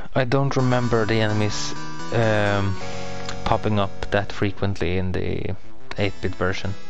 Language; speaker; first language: English; non-native, fluent; Swedish